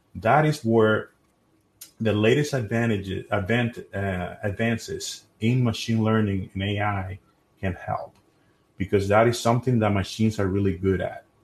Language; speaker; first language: English; non-native, fluent; Spanish